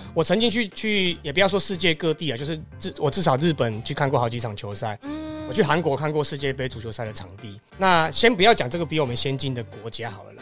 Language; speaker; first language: Chinese; non-native, local second language; Min Nan Chinese